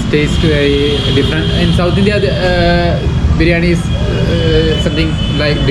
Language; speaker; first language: English; non-native, local second language; Malayalam